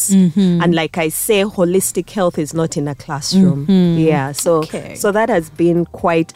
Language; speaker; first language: English; non-native, local second language; Ganda